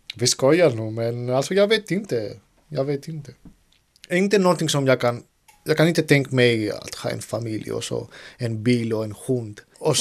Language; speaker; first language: Swedish; non-native, fluent; Greek